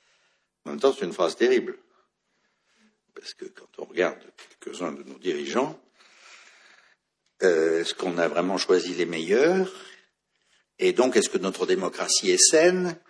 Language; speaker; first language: French; native; French